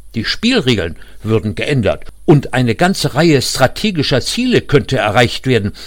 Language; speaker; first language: German; native; German